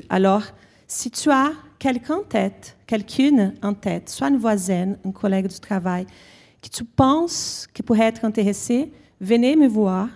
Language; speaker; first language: French; non-native, fluent; Portuguese